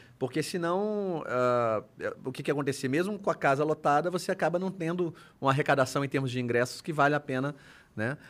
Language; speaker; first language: Portuguese; native; Portuguese